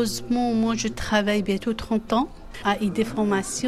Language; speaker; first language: French; non-native, fluent; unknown